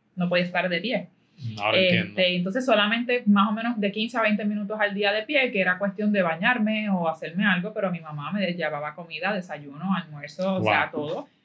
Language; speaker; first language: Spanish; native; Spanish